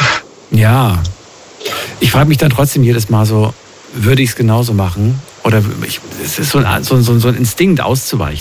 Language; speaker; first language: German; native; German